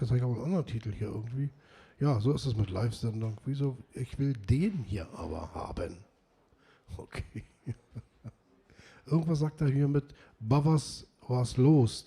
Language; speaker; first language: German; native; German